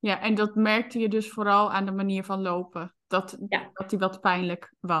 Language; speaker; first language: Dutch; native; Dutch